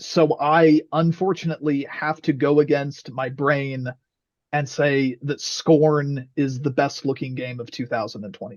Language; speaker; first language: English; native; English